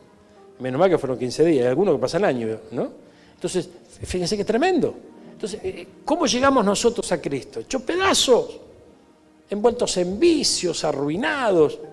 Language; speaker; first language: Spanish; native; Spanish